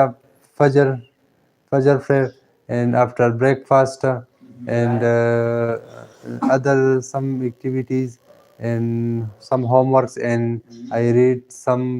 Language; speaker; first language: English; non-native, learner; Pashto